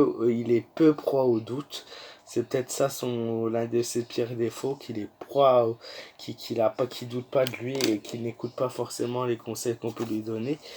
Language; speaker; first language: French; native; French